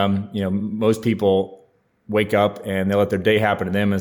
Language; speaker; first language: English; native; English